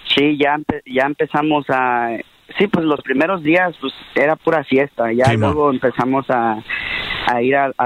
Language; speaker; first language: Spanish; early bilingual, heritage; Spanish